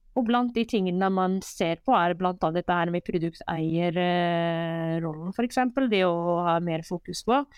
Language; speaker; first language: Norwegian; non-native, fluent; Arabic